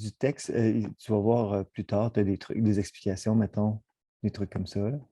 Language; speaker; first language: French; native; French